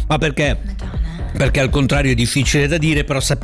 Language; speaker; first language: Italian; native; Italian